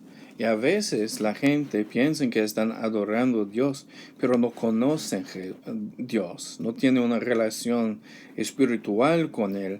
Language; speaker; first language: Spanish; non-native, learner; English